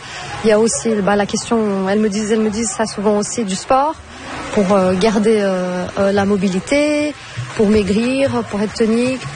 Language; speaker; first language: French; non-native, fluent; Portuguese